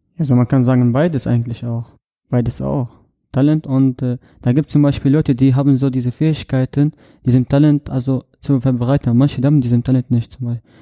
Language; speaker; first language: German; non-native, learner; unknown